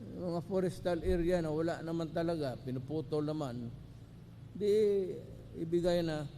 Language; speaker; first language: Filipino; non-native, local second language; Cebuano